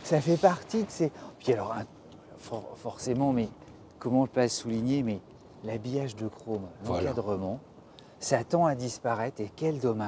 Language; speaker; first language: French; native; French